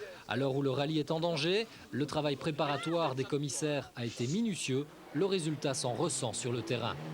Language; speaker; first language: French; native; French